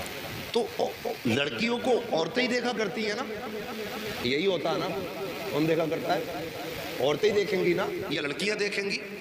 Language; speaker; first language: Urdu; native; Urdu